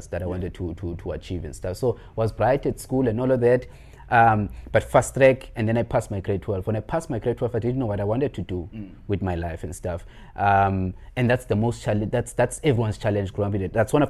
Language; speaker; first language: English; non-native, local second language; Xhosa